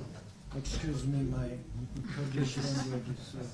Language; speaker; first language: English; non-native, learner; French